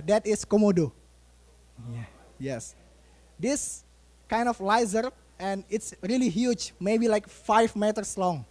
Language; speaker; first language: English; non-native, fluent; Indonesian